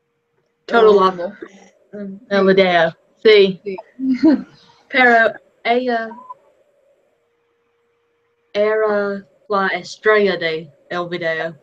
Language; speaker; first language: Spanish; non-native, learner; English